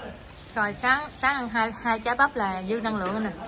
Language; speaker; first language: Vietnamese; native; Vietnamese